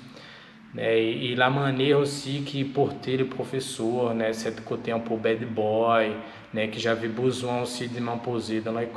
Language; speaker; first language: French; non-native, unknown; Portuguese